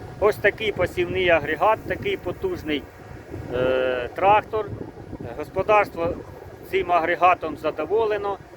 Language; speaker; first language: Ukrainian; native; Ukrainian